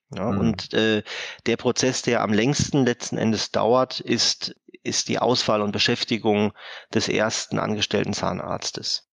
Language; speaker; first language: German; native; German